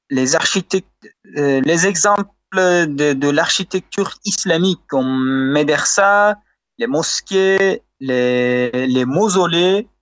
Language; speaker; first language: French; non-native, fluent; Uzbek